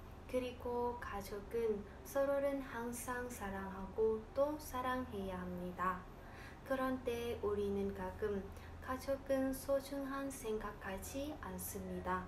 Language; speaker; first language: Korean; non-native, learner; Vietnamese